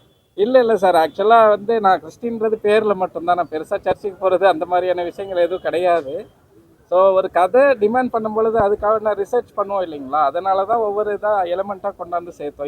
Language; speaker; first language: Tamil; native; Tamil